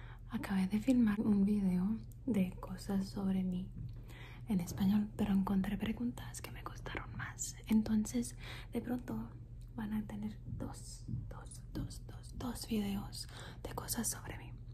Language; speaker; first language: Spanish; early bilingual, heritage; Spanish